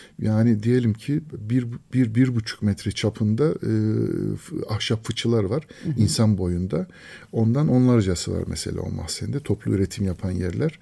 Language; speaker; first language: Turkish; native; Turkish